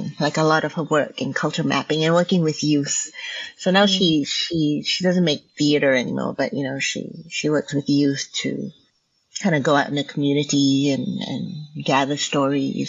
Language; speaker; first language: English; non-native, local second language; Min Nan Chinese